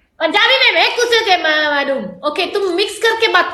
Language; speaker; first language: Hindi; non-native, learner; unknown